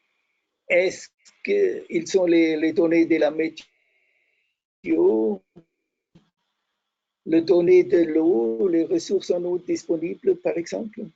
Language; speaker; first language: French; non-native, fluent; German